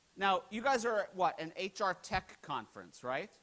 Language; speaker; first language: English; native; English